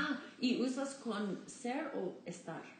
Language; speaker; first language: Spanish; non-native, learner; English